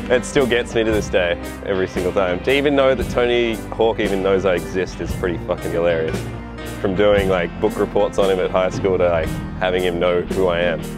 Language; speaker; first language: English; native; English